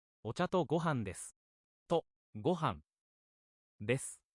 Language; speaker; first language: Japanese; non-native, learner; English